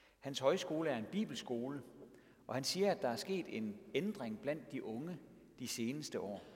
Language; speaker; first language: Danish; native; Danish